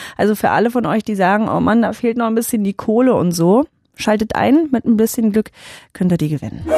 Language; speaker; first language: German; native; German